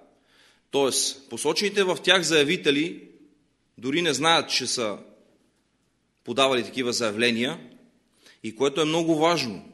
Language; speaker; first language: Bulgarian; native; Bulgarian